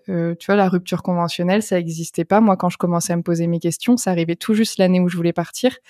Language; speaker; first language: French; native; French